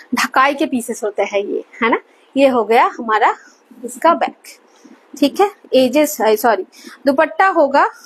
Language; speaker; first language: Hindi; non-native, local second language; Bangla